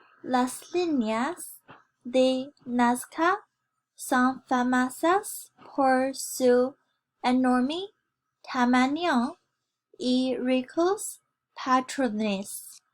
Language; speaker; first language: Spanish; non-native, learner; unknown